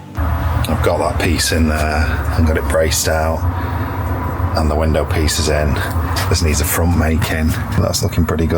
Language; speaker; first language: English; native; English